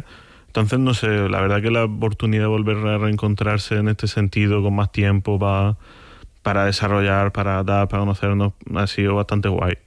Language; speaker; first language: Spanish; native; Spanish